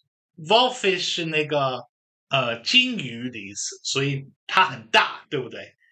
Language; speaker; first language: Chinese; non-native, fluent; Dutch